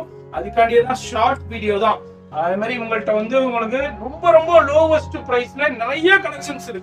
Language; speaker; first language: Tamil; native; Tamil